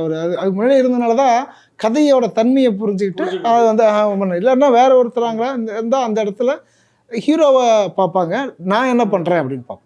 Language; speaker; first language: Tamil; native; Tamil